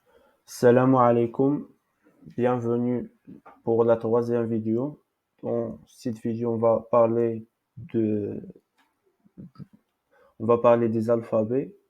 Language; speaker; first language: French; non-native, local second language; Arabic